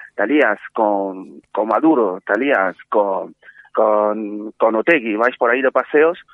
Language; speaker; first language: Spanish; non-native, fluent; French